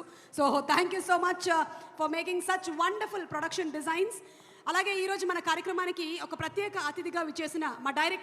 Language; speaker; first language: Telugu; native; Telugu